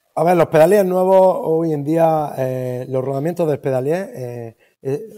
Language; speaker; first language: Spanish; native; Spanish